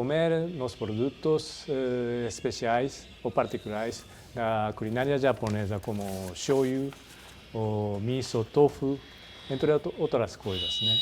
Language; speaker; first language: Portuguese; non-native, fluent; Japanese